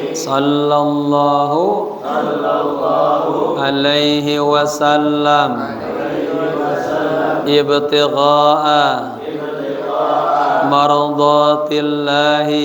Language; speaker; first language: Arabic; non-native, fluent; Indonesian